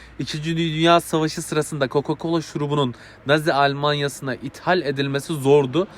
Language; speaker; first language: Turkish; native; Turkish